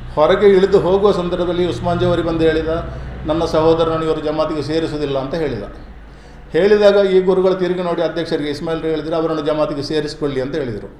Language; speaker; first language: Kannada; non-native, local second language; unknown